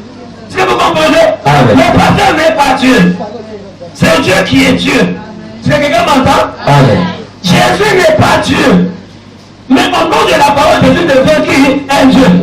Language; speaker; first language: French; non-native, local second language; Lingala